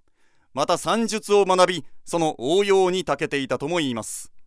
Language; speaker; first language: Japanese; native; Japanese